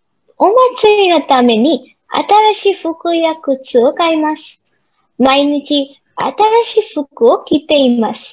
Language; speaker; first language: Japanese; non-native, learner; Bangla